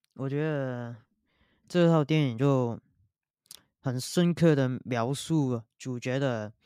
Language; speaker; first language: Chinese; non-native, local second language; Cantonese